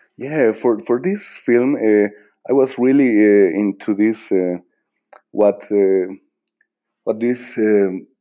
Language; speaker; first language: English; non-native, fluent; Spanish